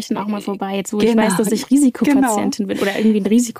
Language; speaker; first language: German; native; German